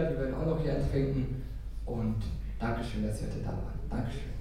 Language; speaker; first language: German; native; German